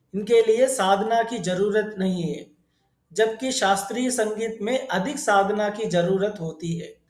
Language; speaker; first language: Hindi; non-native, local second language; Telugu